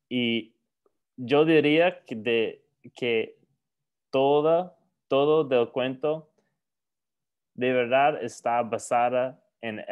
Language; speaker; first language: Spanish; non-native, learner; English